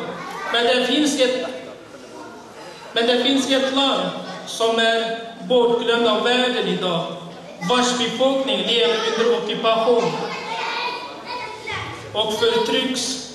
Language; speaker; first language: Swedish; non-native, fluent; Uyghur